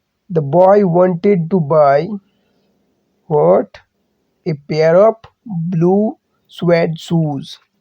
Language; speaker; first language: English; non-native, local second language; Bangla